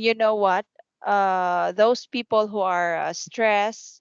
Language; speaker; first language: English; non-native, fluent; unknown